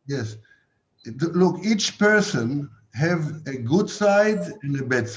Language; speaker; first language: English; non-native, fluent; Hebrew